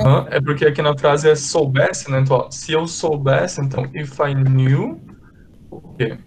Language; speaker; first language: Portuguese; native; Portuguese